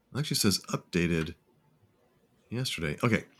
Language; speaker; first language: English; native; English